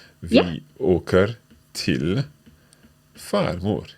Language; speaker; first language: Swedish; non-native, learner; English